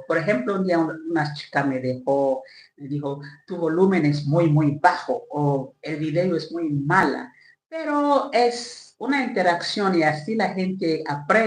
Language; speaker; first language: Spanish; non-native, learner; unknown